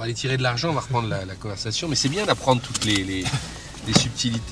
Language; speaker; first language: French; native; French